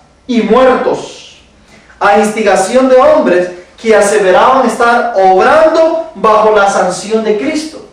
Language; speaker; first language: Spanish; native; Spanish